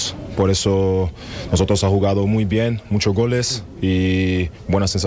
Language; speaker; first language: Spanish; non-native, learner; German